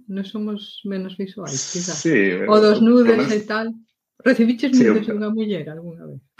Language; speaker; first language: Galician; non-native, local second language; Spanish